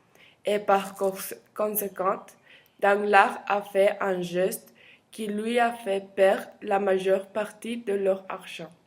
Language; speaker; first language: French; non-native, learner; Spanish